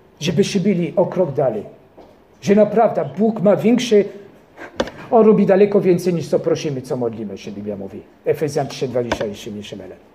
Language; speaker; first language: Polish; non-native, fluent; French